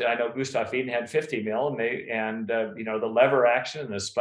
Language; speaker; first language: English; native; English